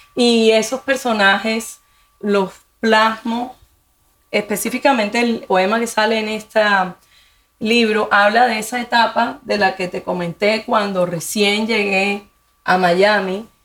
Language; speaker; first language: Spanish; native; Spanish